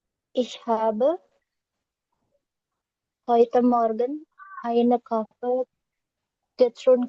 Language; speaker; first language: German; non-native, learner; Indonesian